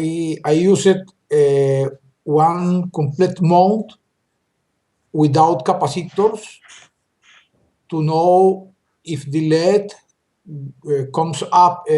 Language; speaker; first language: English; non-native, learner; Spanish